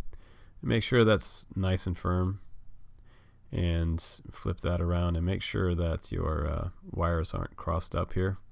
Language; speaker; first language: English; native; English